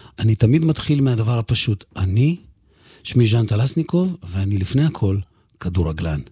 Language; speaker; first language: Hebrew; early bilingual, other home language; Russian